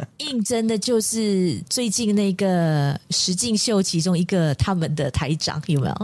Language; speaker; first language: Chinese; native; Chinese